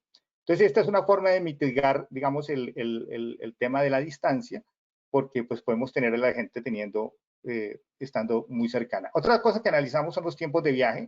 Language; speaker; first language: Spanish; native; Spanish